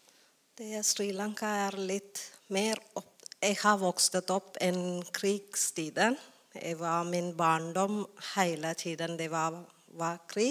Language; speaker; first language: Norwegian; non-native, learner; Tamil